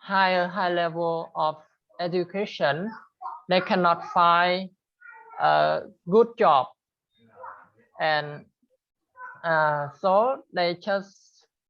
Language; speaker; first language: English; non-native, learner; Khmer